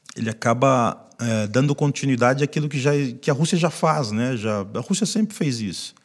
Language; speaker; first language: Portuguese; native; Portuguese